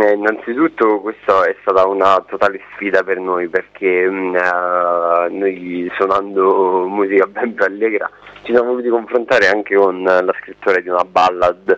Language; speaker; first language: Italian; native; Italian